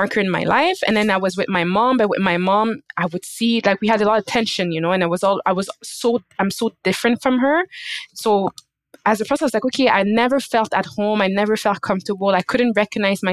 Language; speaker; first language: English; native; English